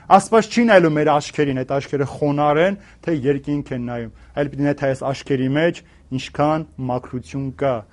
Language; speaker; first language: Armenian; native; Armenian